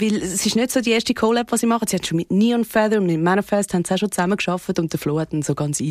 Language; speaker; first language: German; native; German